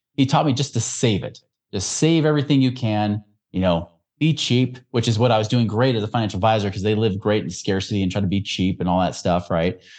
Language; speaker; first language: English; native; English